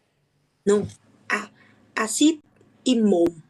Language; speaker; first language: English; non-native, learner; Vietnamese